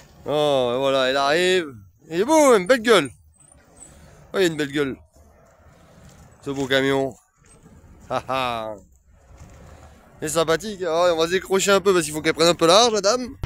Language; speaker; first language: French; native; French